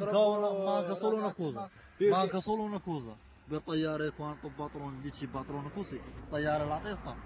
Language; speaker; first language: Italian; non-native, learner; Arabic